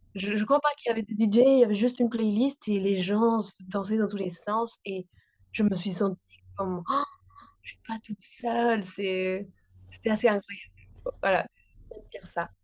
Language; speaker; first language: French; non-native, fluent; Spanish